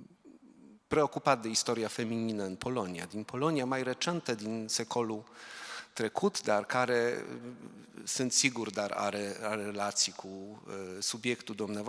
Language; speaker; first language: Romanian; non-native, fluent; Polish